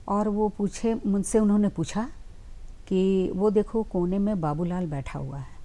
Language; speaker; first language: Hindi; native; Hindi